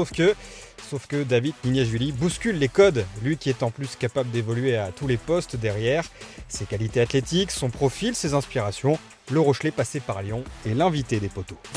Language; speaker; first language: French; native; French